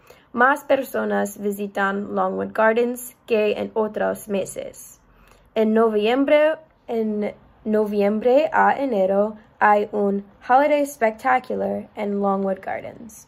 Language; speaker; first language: Spanish; non-native, learner; English